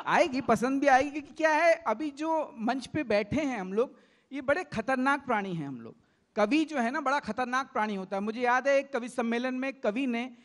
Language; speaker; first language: Hindi; native; Hindi